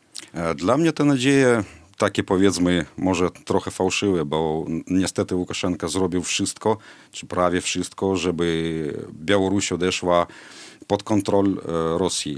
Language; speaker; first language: Polish; non-native, fluent; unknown